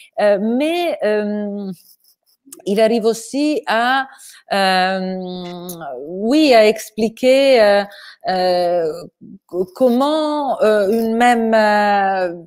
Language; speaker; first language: French; non-native, fluent; Italian